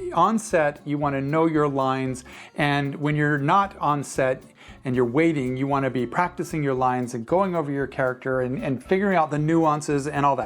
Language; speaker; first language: English; native; English